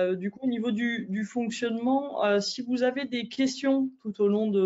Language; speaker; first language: French; native; French